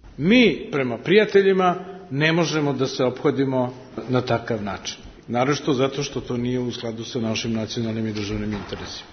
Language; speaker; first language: Serbian; native; Serbian